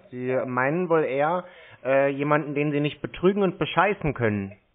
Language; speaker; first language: German; native; German